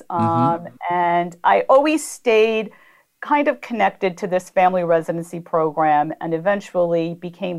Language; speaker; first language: English; native; English